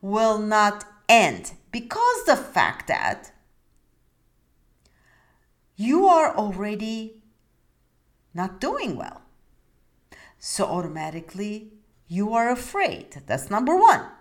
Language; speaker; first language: English; non-native, fluent; Turkish